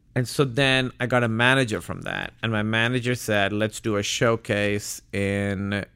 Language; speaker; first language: English; non-native, local second language; Urdu